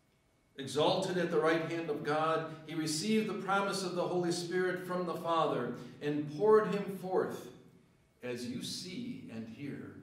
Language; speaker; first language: English; native; English